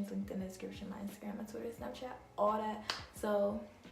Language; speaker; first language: English; native; English